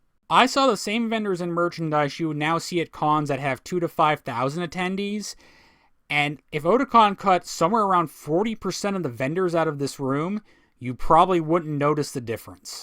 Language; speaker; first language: English; native; English